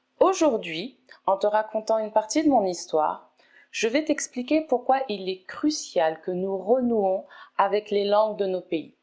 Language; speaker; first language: French; native; French